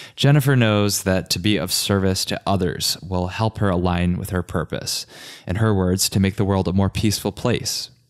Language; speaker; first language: English; native; English